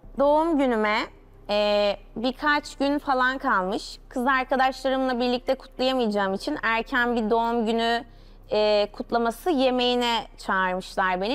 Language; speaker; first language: Turkish; native; Turkish